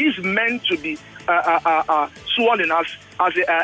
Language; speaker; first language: English; non-native, local second language; Yoruba